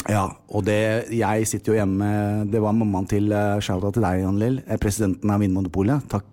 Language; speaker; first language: Norwegian; native; Norwegian